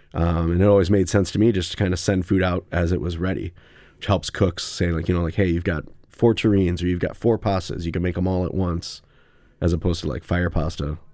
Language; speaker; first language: English; native; English